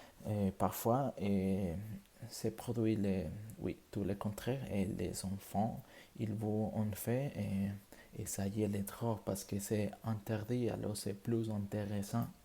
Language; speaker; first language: French; non-native, learner; Spanish